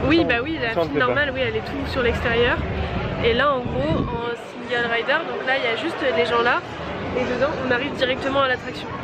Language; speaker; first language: French; native; French